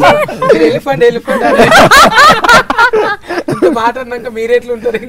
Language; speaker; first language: Telugu; native; Telugu